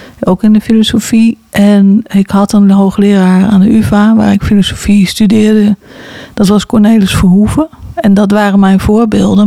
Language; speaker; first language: Dutch; native; Dutch